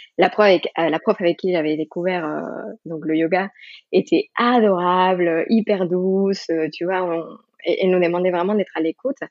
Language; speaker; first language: French; non-native, fluent; Spanish